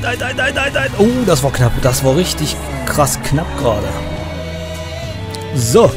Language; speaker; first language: German; native; German